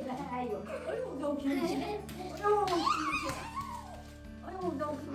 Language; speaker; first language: Korean; native; Korean